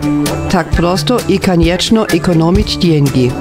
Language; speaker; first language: Russian; non-native, learner; German